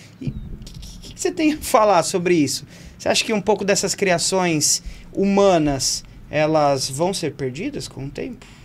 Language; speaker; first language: Portuguese; native; Portuguese